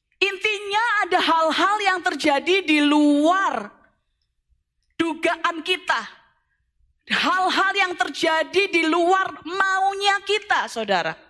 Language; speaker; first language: Indonesian; native; Indonesian